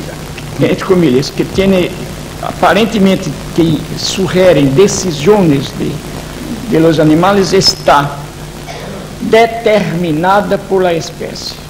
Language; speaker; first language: Spanish; non-native, fluent; Portuguese